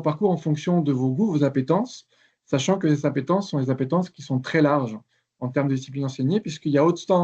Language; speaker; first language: French; native; French